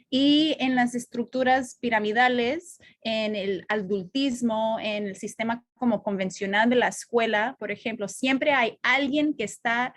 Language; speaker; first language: Spanish; non-native, fluent; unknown